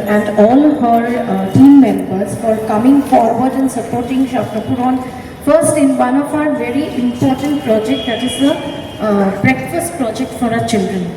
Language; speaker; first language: English; non-native, local second language; Bangla